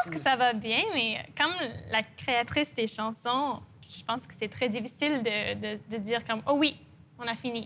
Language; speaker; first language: French; non-native, local second language; English